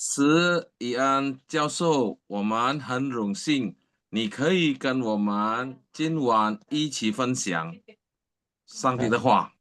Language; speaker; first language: Chinese; early bilingual, heritage; Chinese